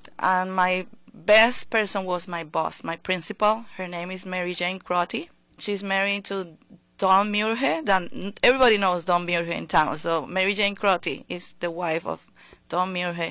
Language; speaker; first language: English; non-native, fluent; Spanish